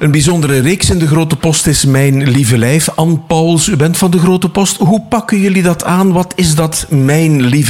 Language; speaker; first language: Dutch; native; Dutch